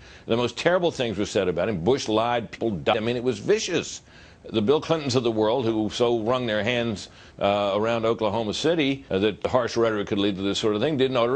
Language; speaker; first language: English; native; English